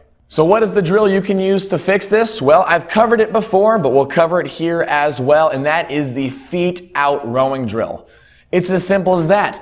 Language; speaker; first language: English; native; English